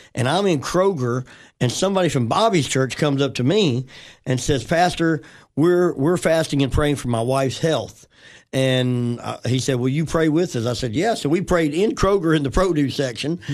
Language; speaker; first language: English; native; English